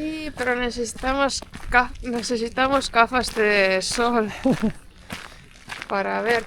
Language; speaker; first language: Spanish; non-native, fluent; Estonian